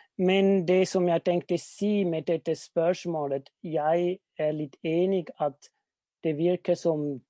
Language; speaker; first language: Norwegian; non-native, fluent; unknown